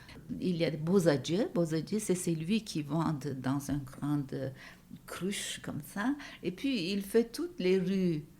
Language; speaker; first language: French; non-native, fluent; Turkish